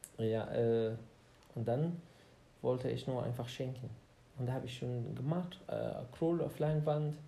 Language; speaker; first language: German; non-native, learner; Arabic